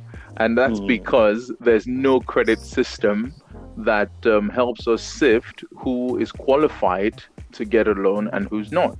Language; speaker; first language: English; non-native, local second language; Yoruba